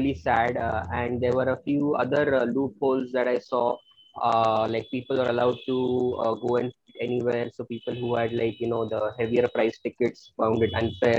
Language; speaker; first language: English; non-native, local second language; Marathi